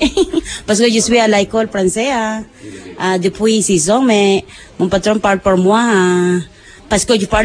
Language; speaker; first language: French; non-native, learner; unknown